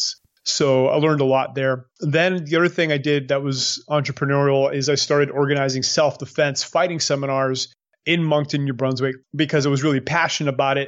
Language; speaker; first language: English; native; English